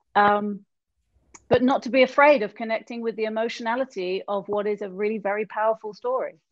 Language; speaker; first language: English; native; English